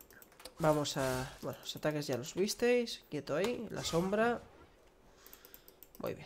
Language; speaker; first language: Spanish; native; Spanish